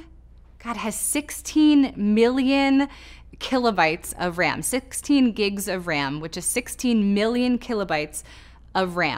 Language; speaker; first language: English; native; English